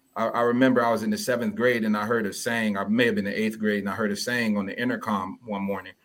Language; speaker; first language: English; early bilingual, other home language; Yoruba